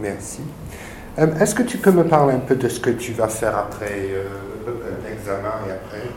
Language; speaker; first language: French; non-native, fluent; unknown